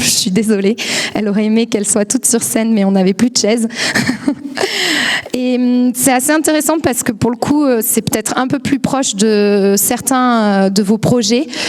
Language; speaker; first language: French; native; French